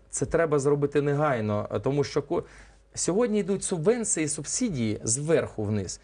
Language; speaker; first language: Ukrainian; non-native, local second language; Russian